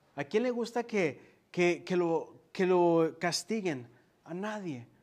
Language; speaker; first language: Spanish; native; Spanish